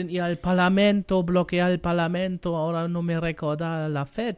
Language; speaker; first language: Spanish; non-native, learner; German